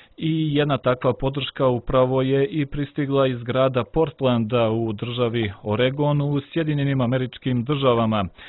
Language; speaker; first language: Serbian; native; Serbian